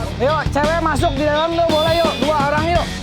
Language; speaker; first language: Indonesian; native; Indonesian